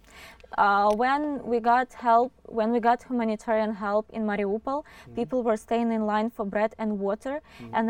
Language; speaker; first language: English; non-native, fluent; Ukrainian